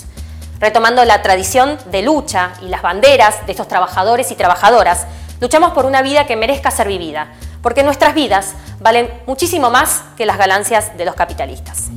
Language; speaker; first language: Spanish; native; Spanish